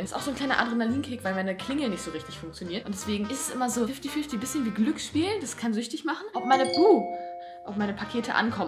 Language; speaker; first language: German; native; German